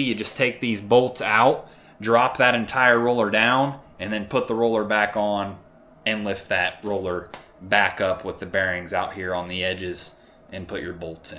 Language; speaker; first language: English; native; English